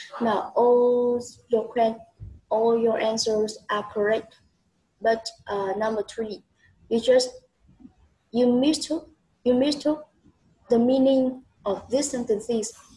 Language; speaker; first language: English; non-native, fluent; Vietnamese